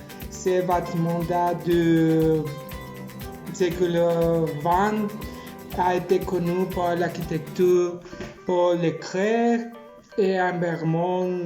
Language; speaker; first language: French; non-native, learner; Spanish